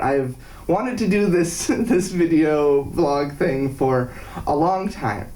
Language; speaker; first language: English; native; English